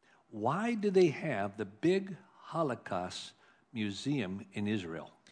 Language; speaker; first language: English; native; English